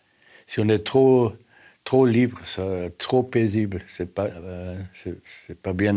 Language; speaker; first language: French; non-native, fluent; German